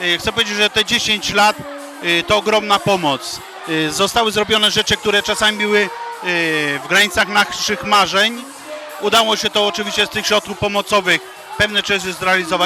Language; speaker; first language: Polish; native; Polish